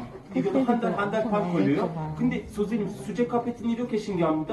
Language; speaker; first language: Korean; non-native, learner; Turkish